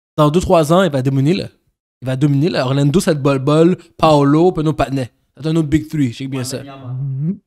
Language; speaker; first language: French; early bilingual, other home language; Haitian Creole